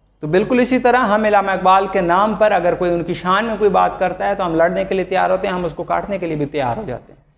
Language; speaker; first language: Urdu; non-native, local second language; Pashto